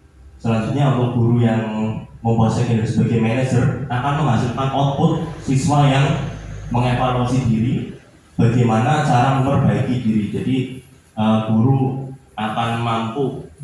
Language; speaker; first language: Indonesian; native; Indonesian